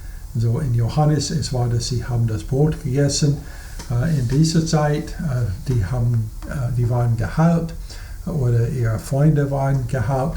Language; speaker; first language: German; non-native, fluent; English